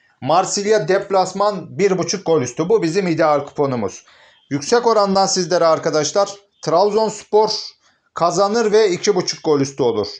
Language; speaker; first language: Turkish; native; Turkish